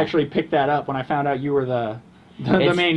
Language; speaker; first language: English; native; English